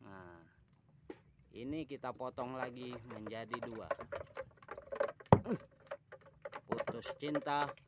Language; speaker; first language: Indonesian; native; Indonesian